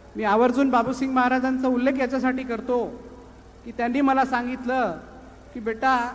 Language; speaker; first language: Marathi; non-native, local second language; Lambadi